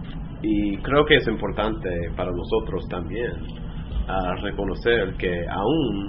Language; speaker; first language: Spanish; non-native, fluent; English